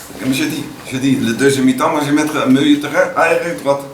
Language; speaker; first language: French; non-native, learner; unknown